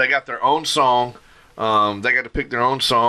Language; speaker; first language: English; native; English